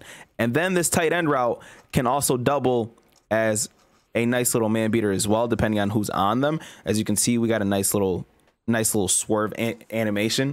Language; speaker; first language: English; native; English